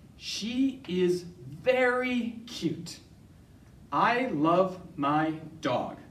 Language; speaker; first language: English; native; English